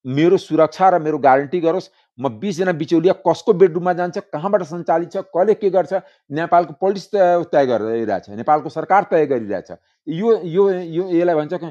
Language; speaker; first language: Nepali; non-native, local second language; Maithili